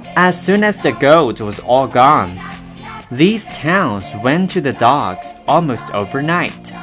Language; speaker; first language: English; non-native, fluent; Chinese